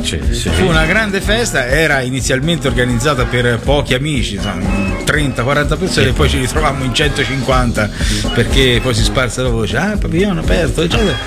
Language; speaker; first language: Italian; native; Italian